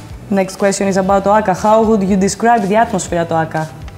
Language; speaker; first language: English; non-native, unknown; Greek